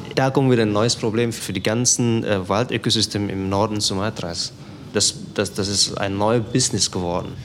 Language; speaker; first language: German; non-native, fluent; Indonesian